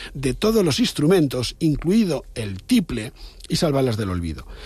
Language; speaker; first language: Spanish; non-native, local second language; Catalan